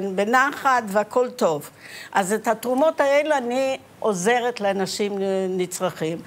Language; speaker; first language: Hebrew; early bilingual, other home language; Ukrainian